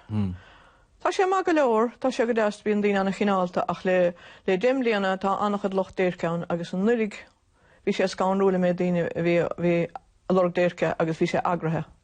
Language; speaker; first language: Irish; native; Irish